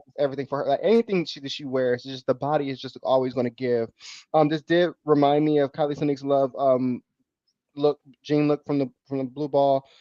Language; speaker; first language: English; native; English